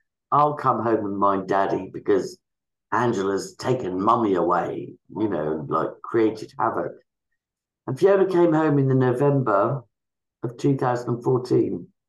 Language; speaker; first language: English; native; English